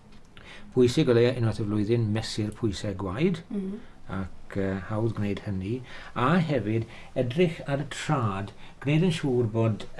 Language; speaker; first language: Welsh; native; Welsh